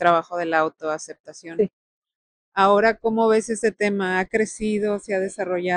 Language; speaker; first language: Spanish; native; Spanish